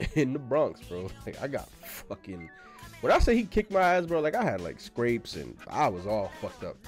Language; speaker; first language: English; native; English